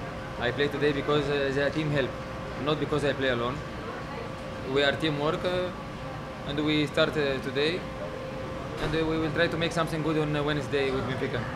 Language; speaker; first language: English; non-native, learner; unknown